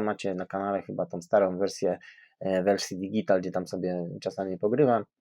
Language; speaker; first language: Polish; native; Polish